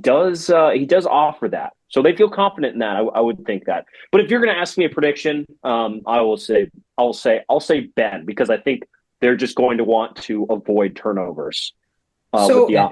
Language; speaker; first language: English; native; English